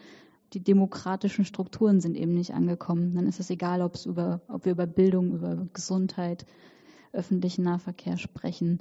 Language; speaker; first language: German; native; German